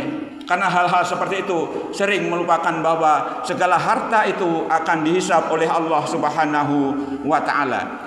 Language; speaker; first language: Indonesian; native; Indonesian